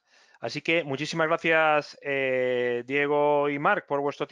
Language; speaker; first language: Spanish; native; Spanish